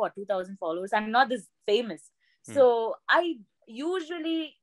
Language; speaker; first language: English; non-native, local second language; Malayalam